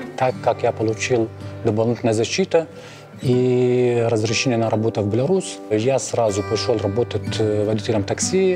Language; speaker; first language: Russian; non-native, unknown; Arabic